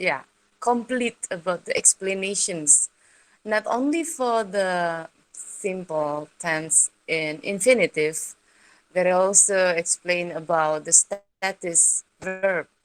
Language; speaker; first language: English; non-native, learner; Indonesian